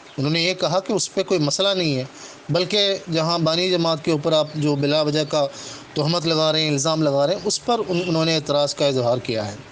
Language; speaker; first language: Urdu; non-native, fluent; Malayalam